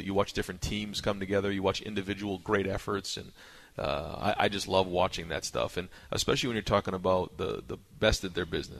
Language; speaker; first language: English; native; English